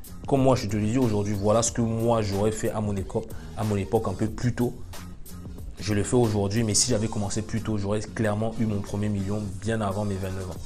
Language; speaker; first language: French; native; French